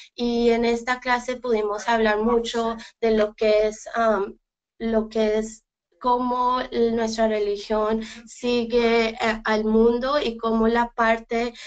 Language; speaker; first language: Spanish; early bilingual, heritage; Spanish